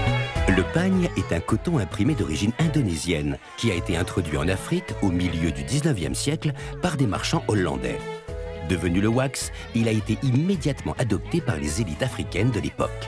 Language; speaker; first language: French; native; French